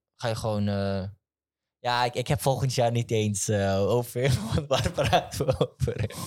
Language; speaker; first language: Dutch; early bilingual, other home language; Turkish